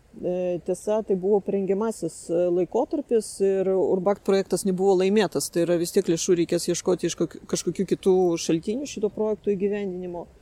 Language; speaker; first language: Lithuanian; non-native, local second language; Russian